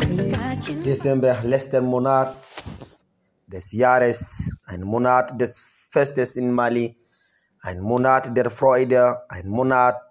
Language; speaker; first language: German; non-native, learner; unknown